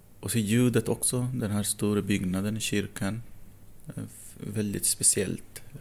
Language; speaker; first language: Swedish; non-native, fluent; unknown